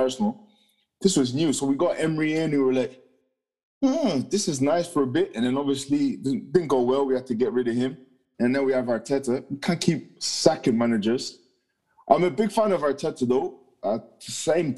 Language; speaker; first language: English; native; English